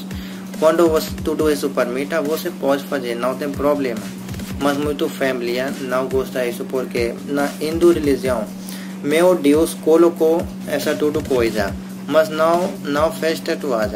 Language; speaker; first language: Portuguese; non-native, learner; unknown